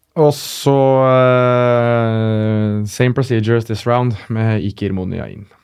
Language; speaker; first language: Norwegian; early bilingual, other home language; Arabic